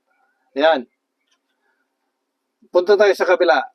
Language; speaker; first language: Filipino; native; Filipino